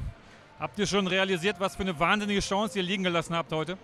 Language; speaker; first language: German; native; German